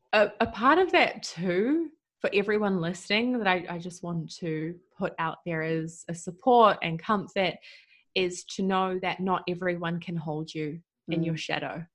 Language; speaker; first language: English; native; English